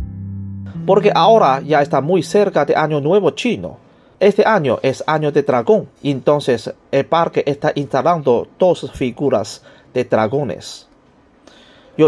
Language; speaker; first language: Spanish; non-native, learner; Chinese